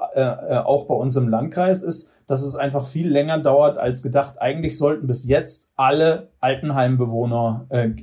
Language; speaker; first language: German; native; German